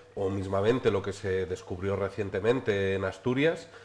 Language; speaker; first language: Spanish; native; Spanish